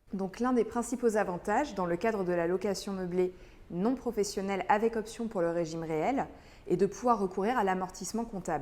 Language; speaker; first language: French; native; French